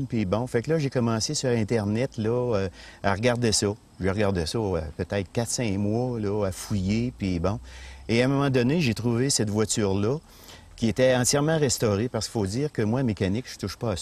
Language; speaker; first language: French; native; French